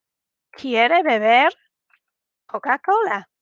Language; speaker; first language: Spanish; non-native, fluent; English